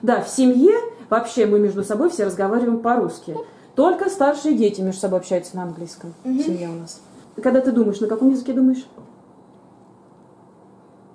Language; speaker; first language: Russian; native; Russian